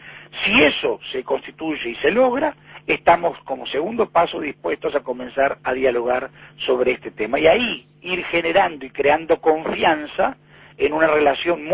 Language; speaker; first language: Spanish; native; Spanish